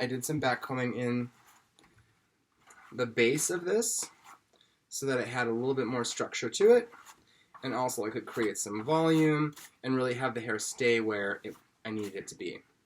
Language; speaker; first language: English; native; English